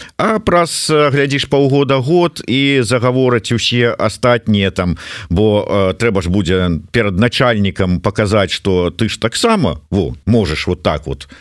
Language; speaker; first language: Belarusian; non-native, local second language; Russian